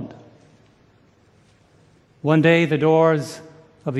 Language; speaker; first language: English; native; English